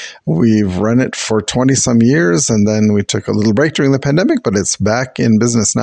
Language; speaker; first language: English; native; English